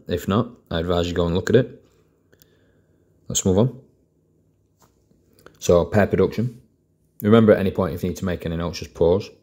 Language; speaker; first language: English; native; English